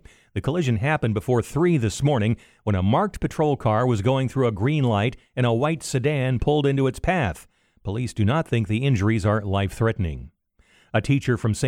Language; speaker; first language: English; native; English